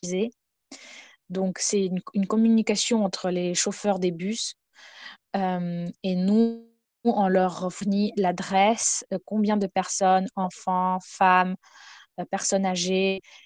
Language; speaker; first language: French; non-native, fluent; Ukrainian